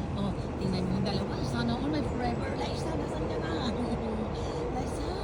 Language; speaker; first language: Filipino; native; Filipino